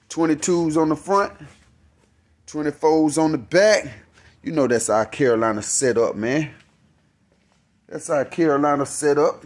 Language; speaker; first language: English; native; English